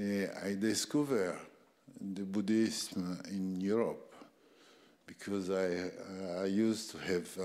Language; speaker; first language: English; non-native, learner; French